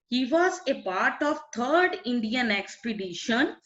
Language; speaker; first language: English; non-native, local second language; Punjabi